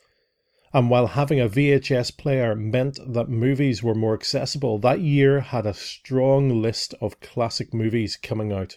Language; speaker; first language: English; native; English